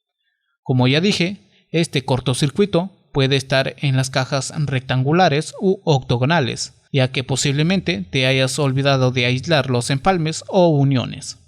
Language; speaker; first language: Spanish; native; Spanish